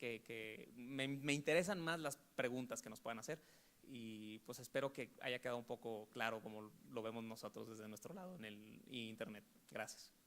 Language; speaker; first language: Spanish; native; Spanish